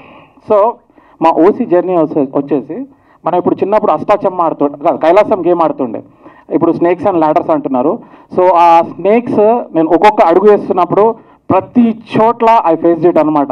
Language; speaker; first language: Telugu; native; Telugu